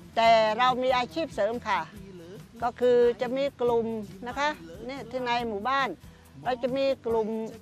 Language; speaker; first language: Thai; non-native, local second language; Khmer